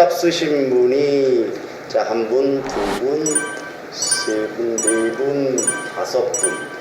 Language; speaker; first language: Korean; native; Korean